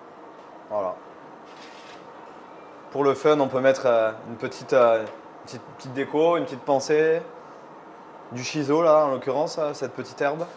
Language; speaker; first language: French; native; French